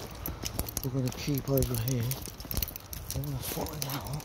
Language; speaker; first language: English; native; English